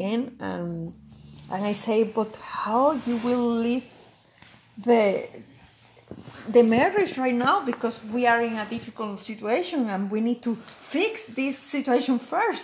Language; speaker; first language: English; non-native, learner; Spanish